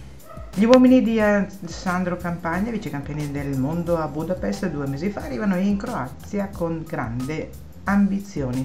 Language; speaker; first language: Italian; native; Italian